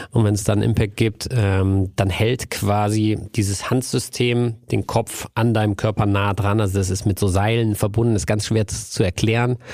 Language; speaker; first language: German; native; German